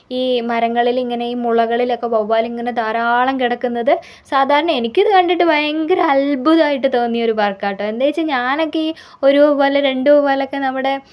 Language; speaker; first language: Malayalam; native; Malayalam